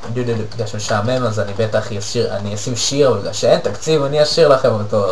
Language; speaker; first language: Hebrew; native; Hebrew